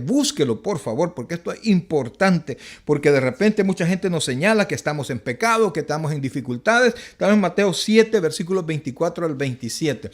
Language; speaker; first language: Spanish; native; Spanish